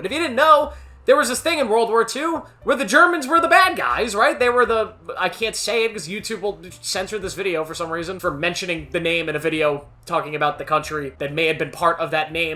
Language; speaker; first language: English; native; English